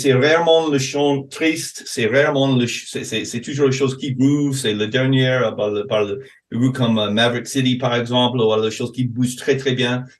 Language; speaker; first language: French; non-native, fluent; English